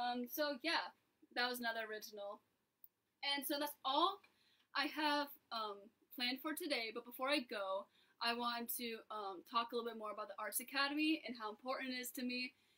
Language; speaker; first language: English; native; English